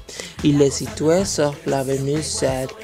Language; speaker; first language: French; non-native, learner; Spanish